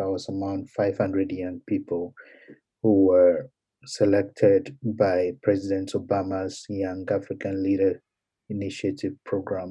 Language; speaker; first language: English; non-native, local second language; Ewe